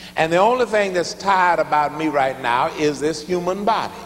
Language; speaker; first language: English; native; English